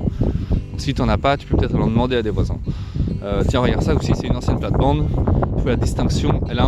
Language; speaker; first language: French; native; French